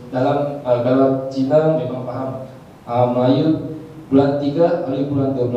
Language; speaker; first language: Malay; non-native, local second language; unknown